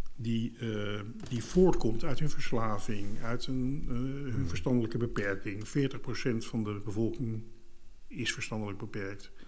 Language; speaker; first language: Dutch; native; Dutch